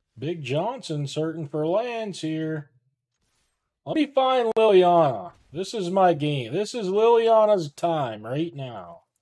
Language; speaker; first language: English; native; English